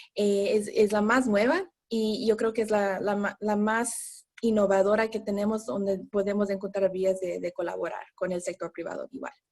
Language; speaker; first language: Spanish; early bilingual, heritage; Spanish